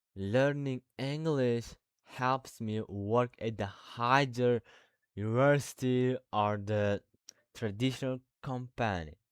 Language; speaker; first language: English; non-native, learner; Uzbek